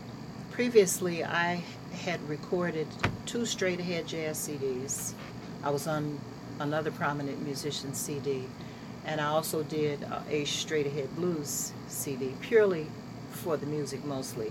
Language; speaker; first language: English; native; English